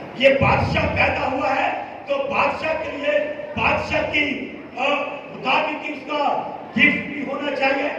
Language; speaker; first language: Urdu; non-native, local second language; Punjabi